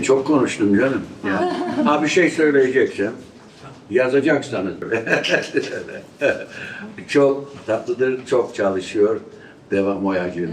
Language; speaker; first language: Turkish; early bilingual, heritage; Turkish